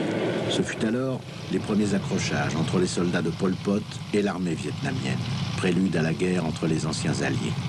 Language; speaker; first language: French; native; French